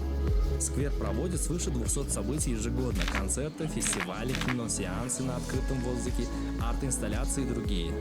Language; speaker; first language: Russian; native; Russian